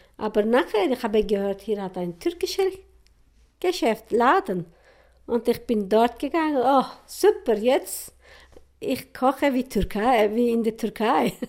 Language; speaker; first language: German; non-native, learner; Turkish